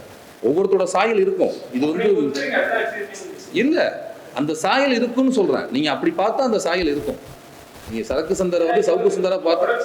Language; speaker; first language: Tamil; native; Tamil